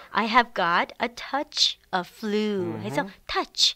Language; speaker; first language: English; non-native, fluent; Korean